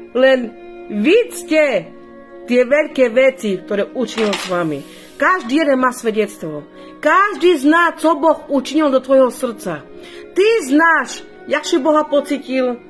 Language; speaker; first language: Slovak; non-native, local second language; Romany